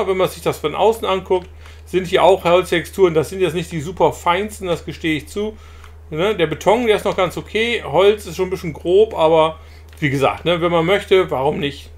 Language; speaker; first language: German; native; German